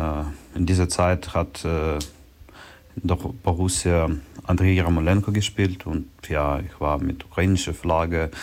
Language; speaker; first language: German; non-native, learner; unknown